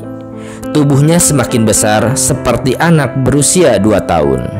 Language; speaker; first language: Indonesian; native; Indonesian